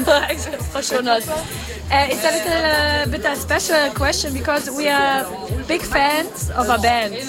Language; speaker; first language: English; non-native, learner; German